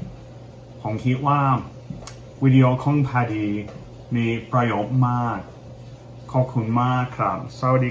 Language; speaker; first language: Thai; non-native, fluent; English